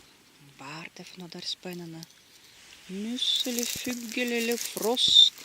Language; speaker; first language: Norwegian; non-native, fluent; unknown